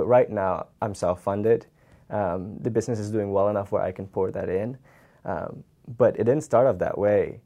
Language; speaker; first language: English; non-native, fluent; Dutch